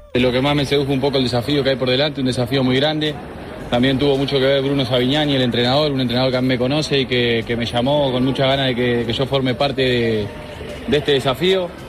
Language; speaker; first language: Spanish; native; Spanish